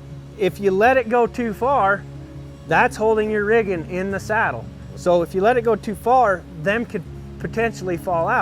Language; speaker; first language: English; native; English